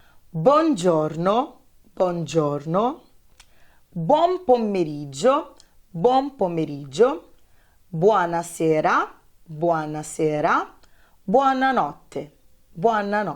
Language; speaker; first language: Italian; non-native, fluent; Portuguese